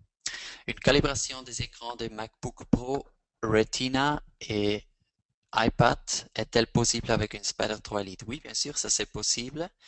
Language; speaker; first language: French; non-native, fluent; Spanish